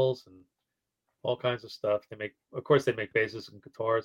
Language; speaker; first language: English; native; English